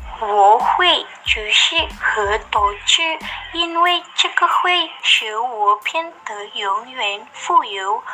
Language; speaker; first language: Chinese; non-native, learner; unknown